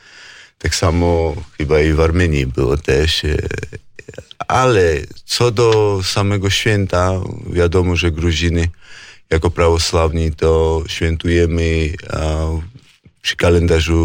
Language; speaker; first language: Polish; non-native, fluent; Georgian